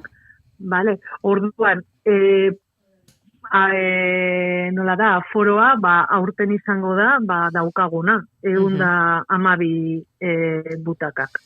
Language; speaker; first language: Basque; non-native, local second language; Spanish